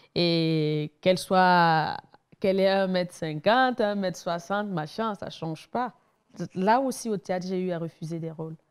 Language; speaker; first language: French; non-native, local second language; Mossi